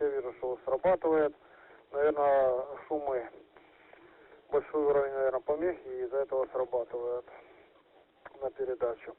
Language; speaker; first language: Russian; native; Russian